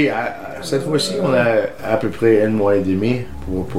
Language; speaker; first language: French; non-native, learner; English